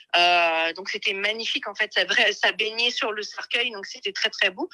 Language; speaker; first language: French; native; French